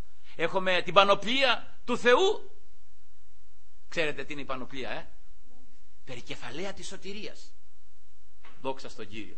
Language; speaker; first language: Greek; native; Greek